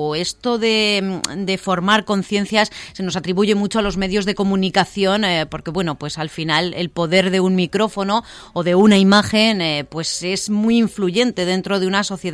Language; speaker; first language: Spanish; native; Spanish